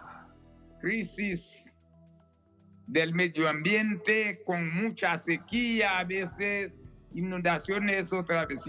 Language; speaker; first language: Spanish; non-native, fluent; Haitian Creole